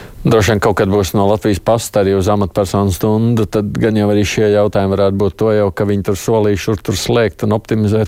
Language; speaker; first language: Latvian; native; Latvian